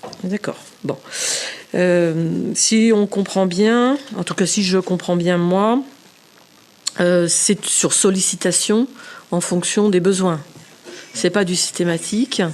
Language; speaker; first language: French; native; French